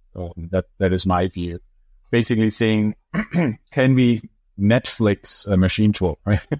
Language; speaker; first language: English; non-native, fluent; German